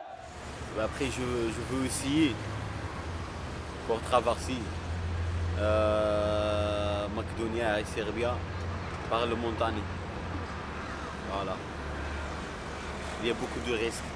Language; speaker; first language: French; non-native, local second language; Arabic